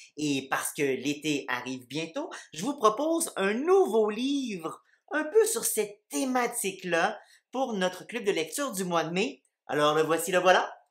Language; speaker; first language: French; native; French